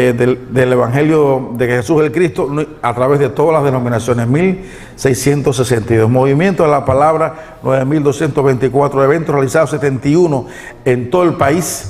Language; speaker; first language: Spanish; native; Spanish